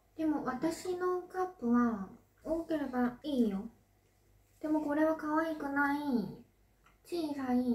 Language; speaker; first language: Japanese; non-native, learner; Korean